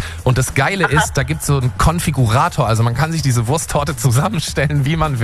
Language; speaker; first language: German; native; German